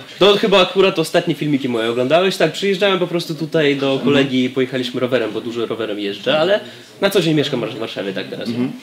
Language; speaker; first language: Polish; non-native, fluent; Russian